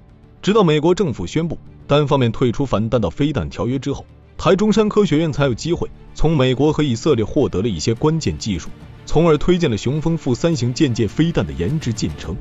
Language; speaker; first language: Chinese; native; Chinese